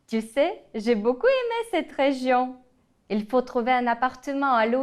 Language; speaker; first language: French; non-native, fluent; Ukrainian